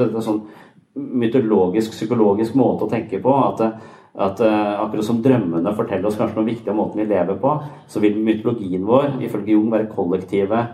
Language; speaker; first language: Norwegian; native; Norwegian